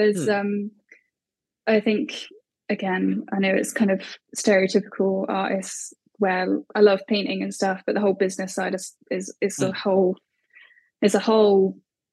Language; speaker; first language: English; native; English